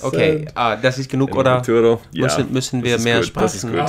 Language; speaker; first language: German; non-native, learner; English